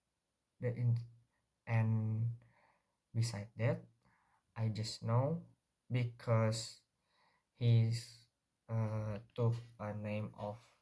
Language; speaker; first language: English; non-native, learner; Indonesian